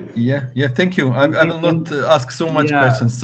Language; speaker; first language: English; non-native, learner; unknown